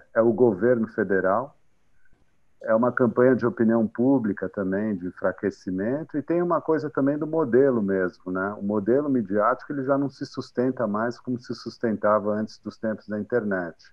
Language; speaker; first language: Portuguese; non-native, fluent; Arabic